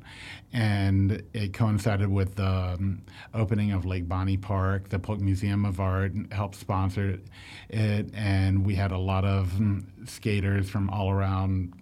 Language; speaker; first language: English; native; English